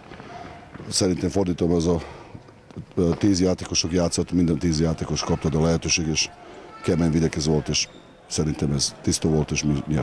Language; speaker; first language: Hungarian; non-native, learner; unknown